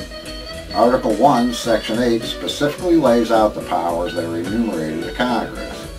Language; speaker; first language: English; native; English